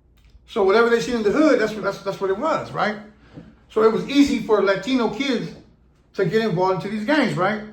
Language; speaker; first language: English; native; English